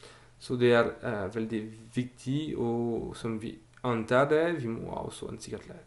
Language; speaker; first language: Norwegian; non-native, fluent; French